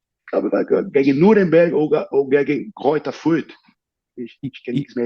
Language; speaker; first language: German; non-native, fluent; Portuguese